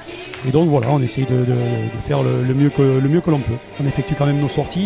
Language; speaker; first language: French; native; French